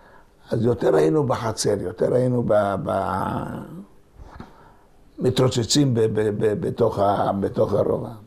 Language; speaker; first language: Hebrew; non-native, local second language; Ladino